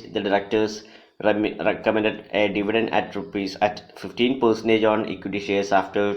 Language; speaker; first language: English; non-native, local second language; Malayalam